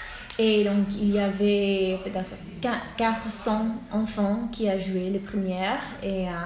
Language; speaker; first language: French; non-native, fluent; English